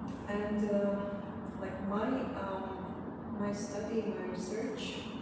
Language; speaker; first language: English; non-native, fluent; Latvian